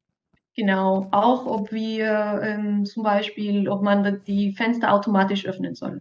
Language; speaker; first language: German; non-native, fluent; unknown